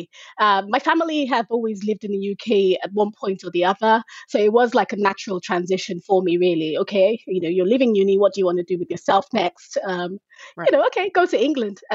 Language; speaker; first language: English; non-native, local second language; Yoruba